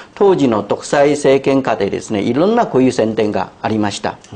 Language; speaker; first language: Japanese; non-native, fluent; Chinese